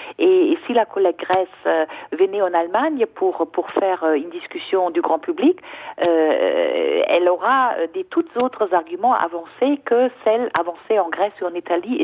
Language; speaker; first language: French; non-native, fluent; German